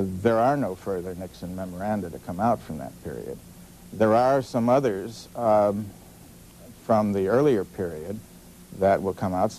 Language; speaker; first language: English; native; English